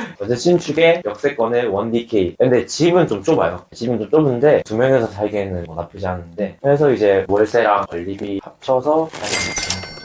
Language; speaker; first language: Korean; native; Korean